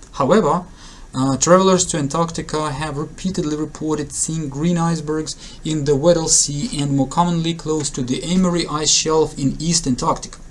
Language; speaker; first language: English; non-native, fluent; Russian